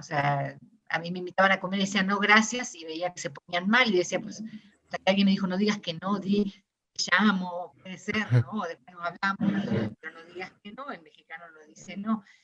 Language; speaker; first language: Spanish; native; Spanish